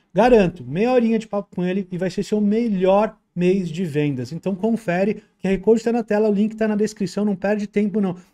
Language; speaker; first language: Portuguese; native; Portuguese